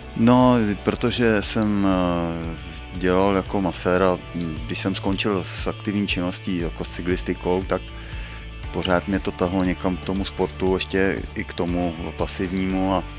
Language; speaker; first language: Czech; native; Czech